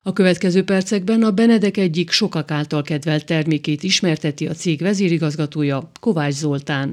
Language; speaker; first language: Hungarian; native; Hungarian